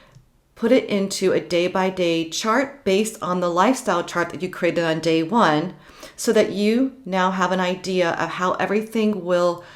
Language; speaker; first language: English; native; English